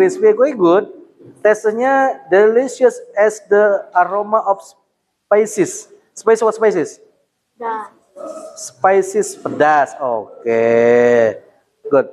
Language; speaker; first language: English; non-native, learner; Indonesian